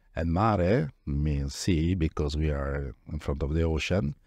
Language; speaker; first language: English; non-native, fluent; Italian